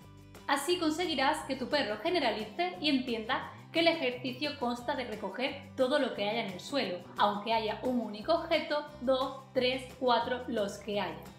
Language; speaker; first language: Spanish; native; Spanish